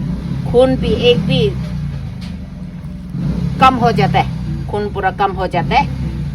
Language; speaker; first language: Hindi; non-native, local second language; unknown